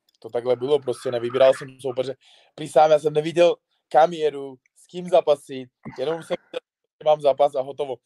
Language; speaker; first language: Czech; non-native, fluent; Uzbek